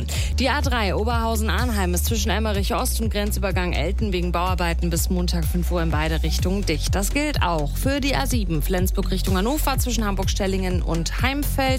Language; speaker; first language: German; native; German